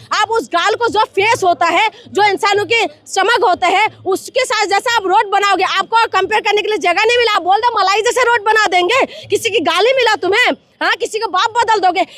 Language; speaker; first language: Hindi; non-native, local second language; Manipuri